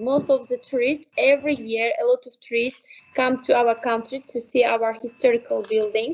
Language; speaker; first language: English; non-native, learner; Uzbek